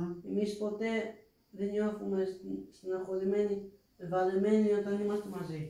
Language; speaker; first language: Greek; early bilingual, other home language; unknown